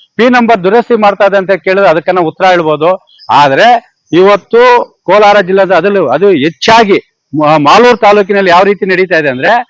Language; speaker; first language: Kannada; native; Kannada